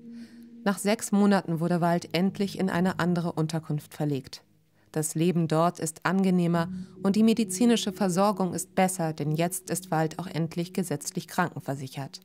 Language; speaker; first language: German; native; German